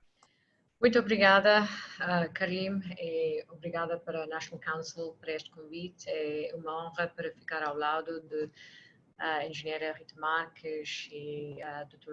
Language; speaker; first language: Portuguese; non-native, fluent; English